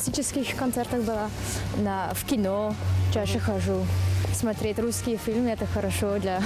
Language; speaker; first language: Russian; non-native, learner; Dutch